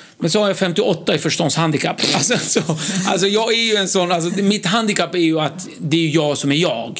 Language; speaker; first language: Swedish; early bilingual, other home language; Kurdish